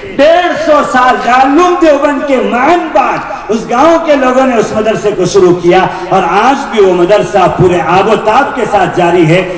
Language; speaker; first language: Urdu; non-native, local second language; Tamil